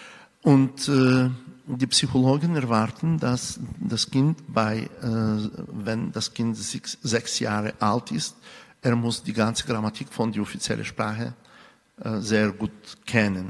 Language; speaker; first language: German; non-native, fluent; Bulgarian